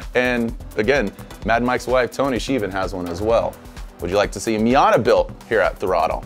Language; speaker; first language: English; native; English